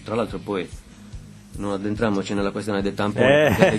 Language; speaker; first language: Italian; native; Italian